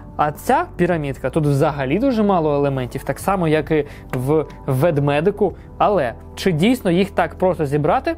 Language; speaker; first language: Ukrainian; non-native, local second language; Russian